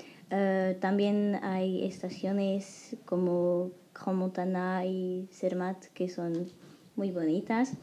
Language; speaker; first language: Spanish; non-native, learner; French